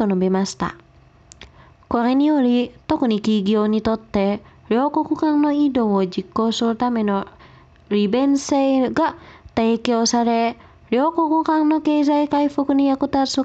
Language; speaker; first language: Japanese; non-native, fluent; Indonesian